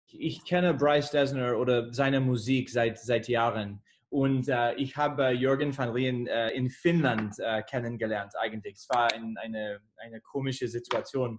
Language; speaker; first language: German; non-native, fluent; English